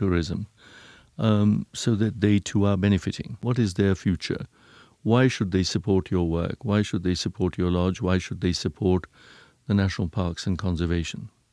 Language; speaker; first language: English; non-native, local second language; Punjabi